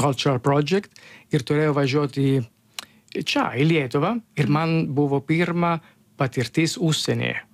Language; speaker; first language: Lithuanian; non-native, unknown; Italian